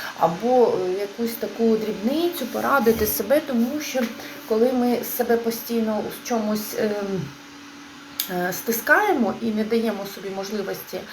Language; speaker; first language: Ukrainian; non-native, local second language; Russian